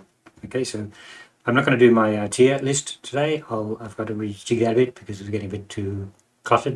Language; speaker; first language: English; native; English